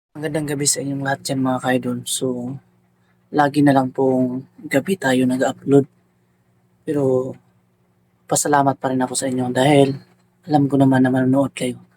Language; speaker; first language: Filipino; non-native, local second language; Cebuano